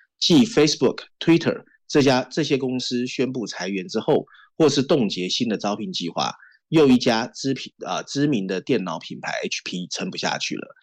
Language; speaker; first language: Chinese; native; Chinese